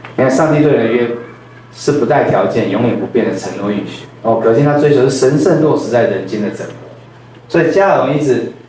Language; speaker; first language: Chinese; non-native, local second language; Min Nan Chinese